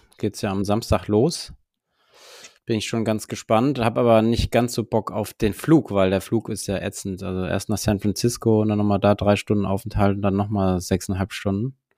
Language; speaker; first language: German; native; German